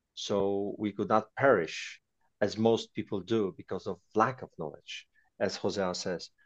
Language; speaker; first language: English; non-native, fluent; Polish